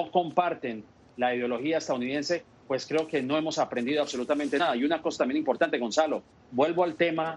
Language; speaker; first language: Spanish; native; Spanish